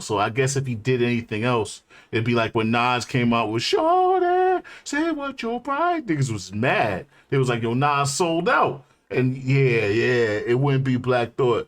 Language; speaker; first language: English; native; English